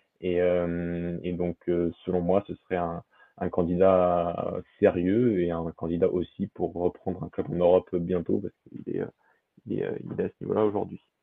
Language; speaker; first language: French; early bilingual, other home language; Portuguese